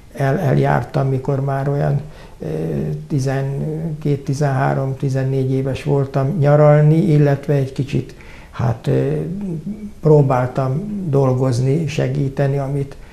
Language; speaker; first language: Hungarian; native; Hungarian